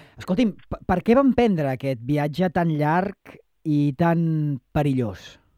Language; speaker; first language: Catalan; native; Catalan